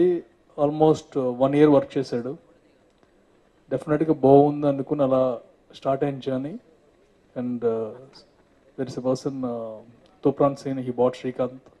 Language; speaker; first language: Telugu; native; Telugu